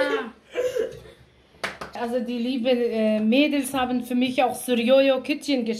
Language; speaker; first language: German; non-native, fluent; Aramaic